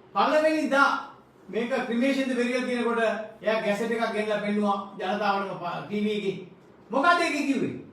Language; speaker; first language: Sinhala; non-native, local second language; Tamil